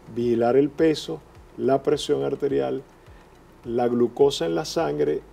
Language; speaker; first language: Spanish; native; Spanish